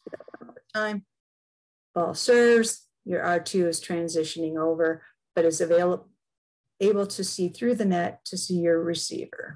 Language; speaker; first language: English; native; English